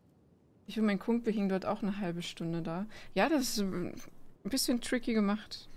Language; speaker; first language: German; native; German